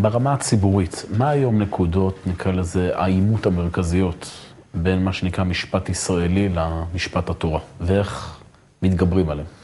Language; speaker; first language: Hebrew; native; Hebrew